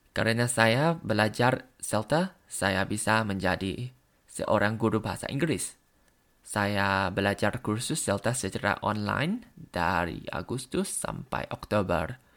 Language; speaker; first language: Indonesian; non-native, learner; Thai